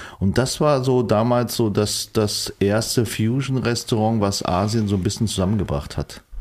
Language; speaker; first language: German; early bilingual, other home language; Vietnamese